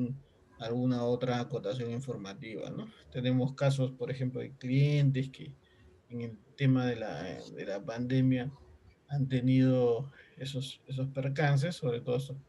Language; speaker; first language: Spanish; native; Spanish